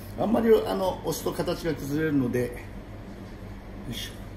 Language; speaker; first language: Japanese; native; Japanese